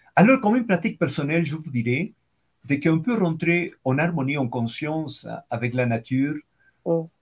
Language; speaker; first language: French; non-native, fluent; Spanish